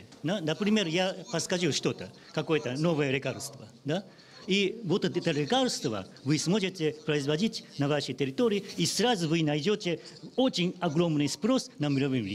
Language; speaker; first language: Russian; non-native, learner; Japanese